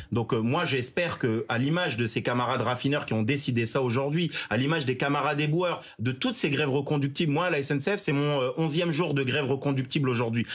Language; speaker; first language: French; native; French